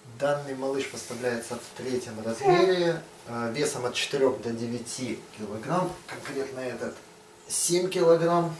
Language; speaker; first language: Russian; native; Russian